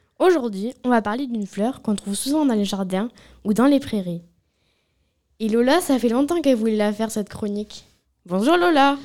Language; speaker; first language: French; native; French